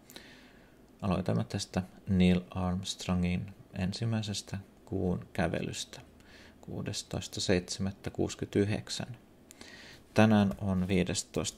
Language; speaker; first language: Finnish; non-native, local second language; Swedish